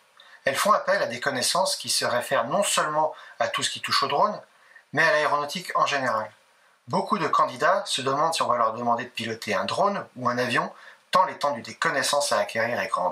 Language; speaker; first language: French; native; French